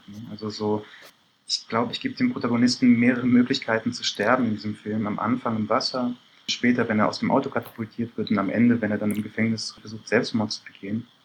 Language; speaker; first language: German; early bilingual, other home language; Persian